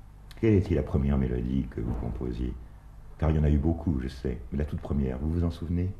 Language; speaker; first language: French; native; French